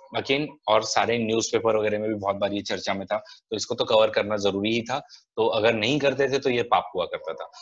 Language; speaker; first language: Hindi; non-native, local second language; Marathi